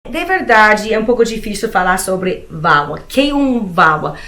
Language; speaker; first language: Portuguese; non-native, fluent; Spanish